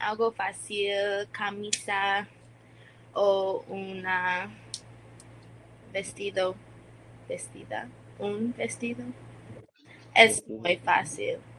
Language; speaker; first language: Spanish; non-native, learner; English